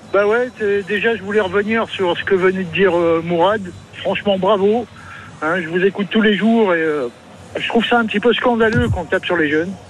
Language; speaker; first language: French; native; French